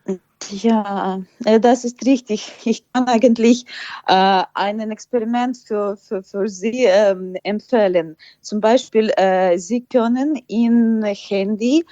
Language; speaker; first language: German; non-native, fluent; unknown